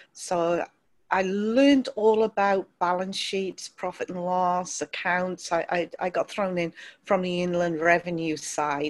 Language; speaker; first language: English; native; English